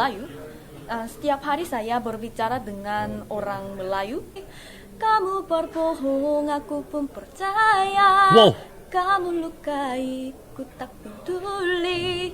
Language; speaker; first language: Indonesian; non-native, fluent; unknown